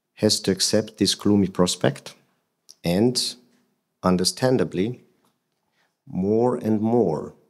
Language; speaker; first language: English; non-native, fluent; Hungarian